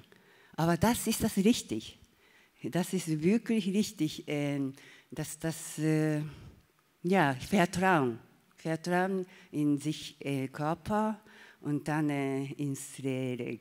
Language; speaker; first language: German; non-native, learner; Japanese